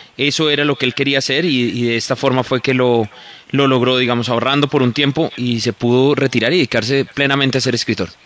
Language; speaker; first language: Spanish; native; Spanish